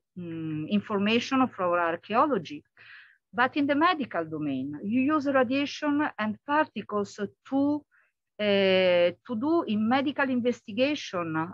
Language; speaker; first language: English; non-native, fluent; Italian